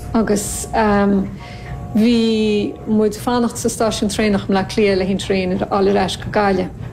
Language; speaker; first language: Irish; native; Irish